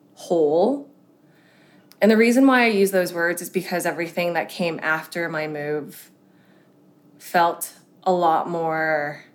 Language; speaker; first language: English; early bilingual, other home language; Cantonese